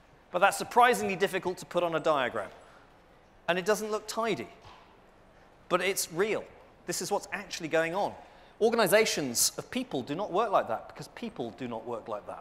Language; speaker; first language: English; early bilingual, other home language; Portuguese